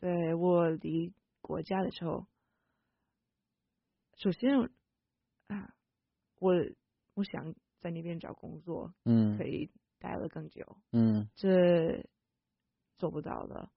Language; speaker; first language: Chinese; non-native, fluent; English